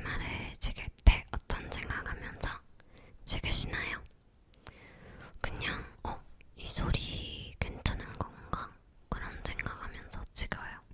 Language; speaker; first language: Korean; non-native, learner; English